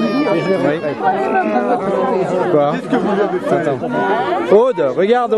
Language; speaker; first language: French; native; French